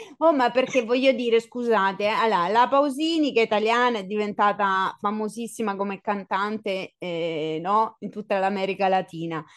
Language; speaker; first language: Italian; native; Italian